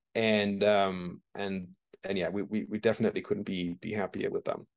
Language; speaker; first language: English; non-native, fluent; Danish